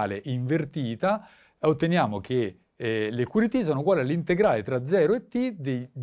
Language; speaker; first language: Italian; native; Italian